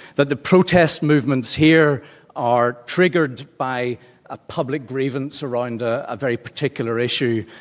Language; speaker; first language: English; native; English